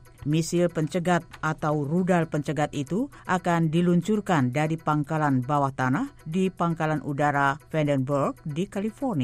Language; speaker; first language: Indonesian; native; Indonesian